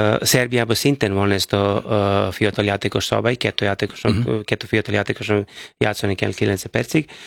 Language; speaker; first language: Hungarian; non-native, fluent; Serbian